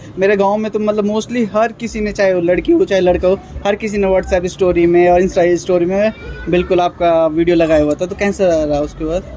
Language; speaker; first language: Hindi; non-native, local second language; Garhwali